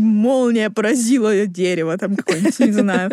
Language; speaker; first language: Russian; native; Russian